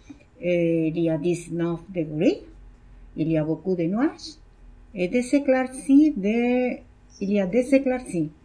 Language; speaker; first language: French; non-native, learner; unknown